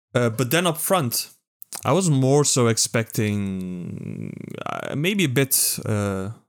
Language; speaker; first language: English; non-native, fluent; Dutch